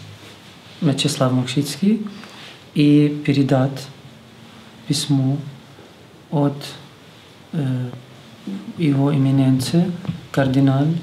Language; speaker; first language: Russian; non-native, learner; Arabic